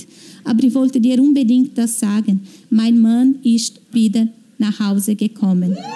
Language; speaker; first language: German; non-native, fluent; Portuguese